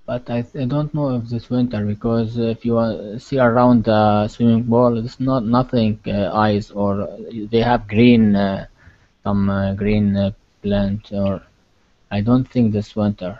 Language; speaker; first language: English; non-native, learner; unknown